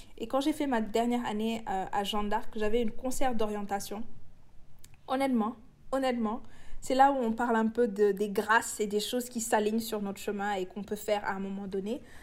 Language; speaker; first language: French; non-native, local second language; Wolof